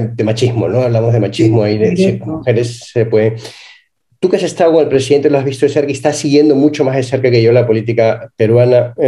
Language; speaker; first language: Spanish; native; Spanish